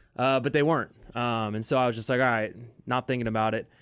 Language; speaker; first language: English; native; English